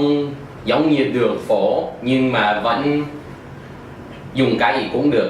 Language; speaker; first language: Vietnamese; non-native, fluent; English